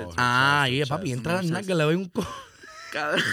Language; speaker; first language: Spanish; early bilingual, heritage; Spanish